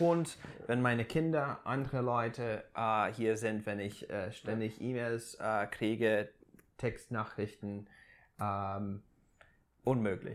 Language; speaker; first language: German; non-native, fluent; English